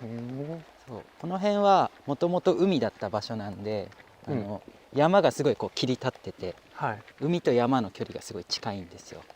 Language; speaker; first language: Japanese; native; Japanese